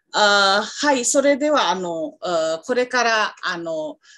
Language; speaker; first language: Japanese; non-native, fluent; Indonesian